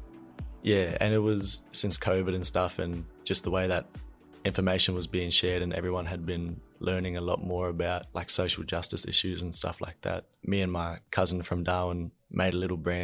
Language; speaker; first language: English; native; English